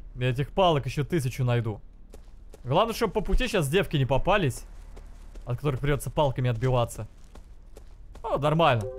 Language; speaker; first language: Russian; native; Russian